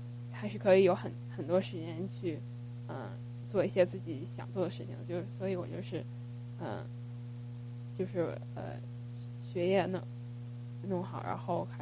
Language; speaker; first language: Chinese; early bilingual, other home language; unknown